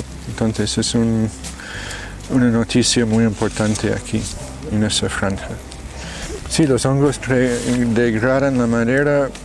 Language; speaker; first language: Spanish; non-native, fluent; English